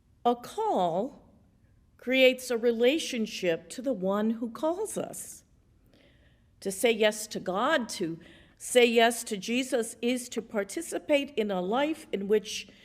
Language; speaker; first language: English; native; English